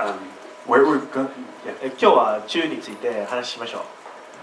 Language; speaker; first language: Japanese; non-native, learner; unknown